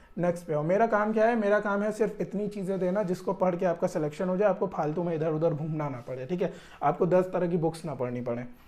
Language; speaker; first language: Hindi; native; Hindi